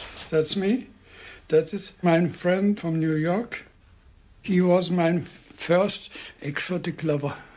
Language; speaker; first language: English; non-native, fluent; German